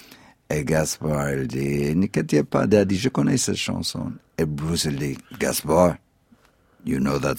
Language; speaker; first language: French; non-native, fluent; English